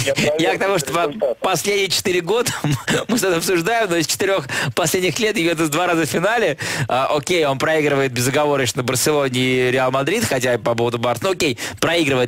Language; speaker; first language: Russian; native; Russian